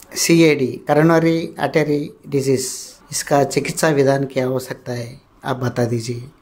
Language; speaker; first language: Hindi; non-native, local second language; Telugu